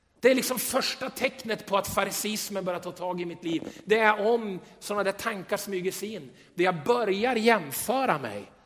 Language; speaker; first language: Swedish; native; Swedish